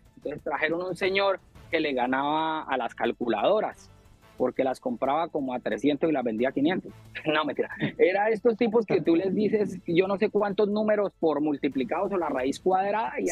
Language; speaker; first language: Spanish; native; Spanish